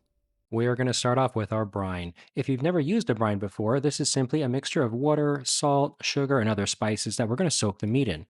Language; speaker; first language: English; native; English